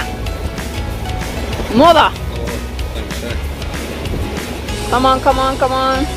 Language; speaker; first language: Norwegian; native; Norwegian